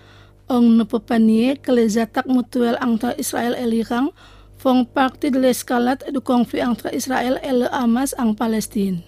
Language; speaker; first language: French; non-native, fluent; Indonesian